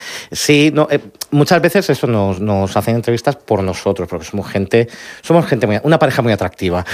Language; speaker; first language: Spanish; native; Spanish